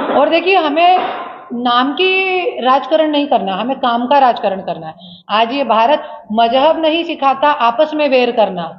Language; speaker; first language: Hindi; non-native, local second language; Marathi